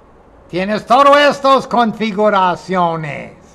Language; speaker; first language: Spanish; non-native, fluent; English